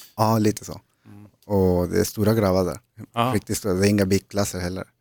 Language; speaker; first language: Swedish; non-native, fluent; Spanish